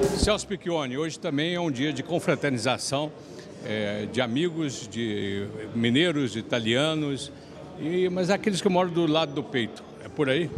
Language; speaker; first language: Portuguese; native; Portuguese